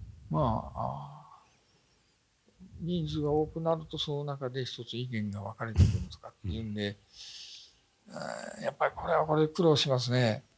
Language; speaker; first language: Japanese; native; Japanese